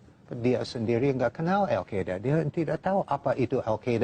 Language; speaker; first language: Indonesian; non-native, fluent; English